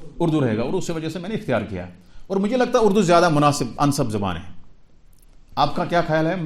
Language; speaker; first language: Urdu; non-native, local second language; Kashmiri